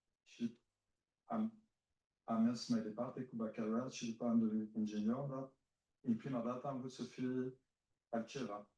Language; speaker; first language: Romanian; early bilingual, other home language; French